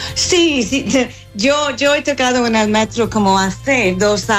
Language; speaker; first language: Spanish; non-native, fluent; English